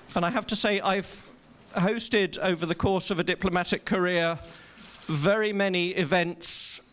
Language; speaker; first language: English; native; English